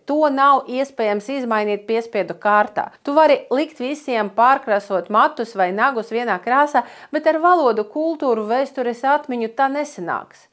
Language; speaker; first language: Latvian; non-native, local second language; Russian